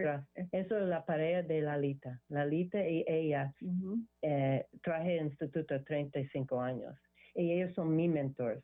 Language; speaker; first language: Spanish; non-native, learner; English